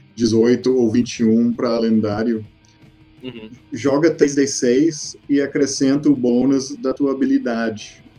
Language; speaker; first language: Portuguese; non-native, fluent; English